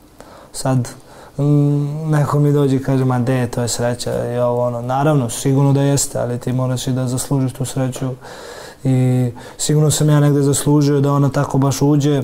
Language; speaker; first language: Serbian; early bilingual, heritage; Serbian